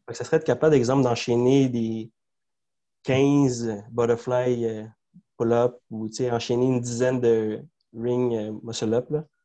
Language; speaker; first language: French; early bilingual, other home language; Spanish